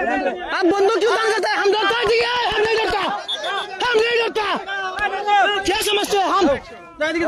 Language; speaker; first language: Hindi; non-native, learner; Bangla